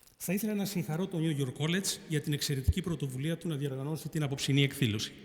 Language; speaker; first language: Greek; native; Greek